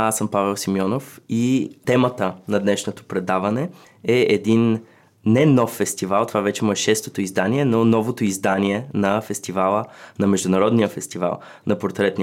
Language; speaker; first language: Bulgarian; native; Bulgarian